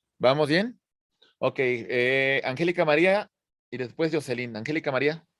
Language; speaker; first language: Spanish; native; Spanish